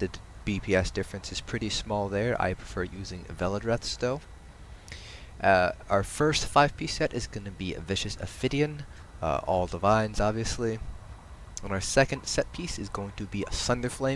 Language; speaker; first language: English; native; English